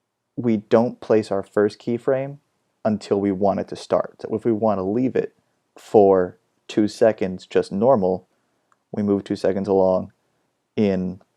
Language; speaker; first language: English; native; English